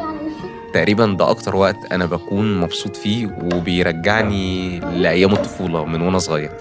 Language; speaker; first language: Arabic; native; Arabic